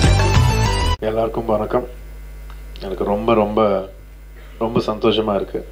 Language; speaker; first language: Tamil; non-native, local second language; Telugu